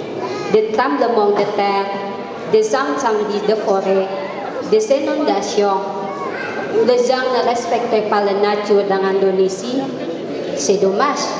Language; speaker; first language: French; non-native, learner; Indonesian